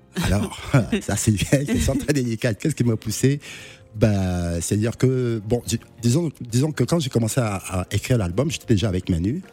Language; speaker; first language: French; non-native, local second language; Duala